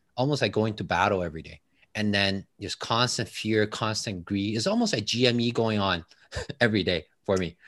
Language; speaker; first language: English; non-native, fluent; Chinese